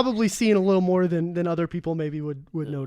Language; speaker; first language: English; native; English